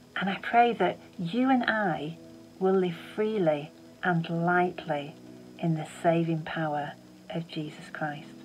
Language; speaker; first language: English; native; English